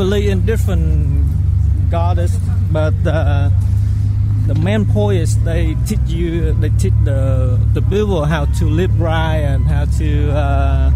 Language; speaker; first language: English; non-native, learner; Vietnamese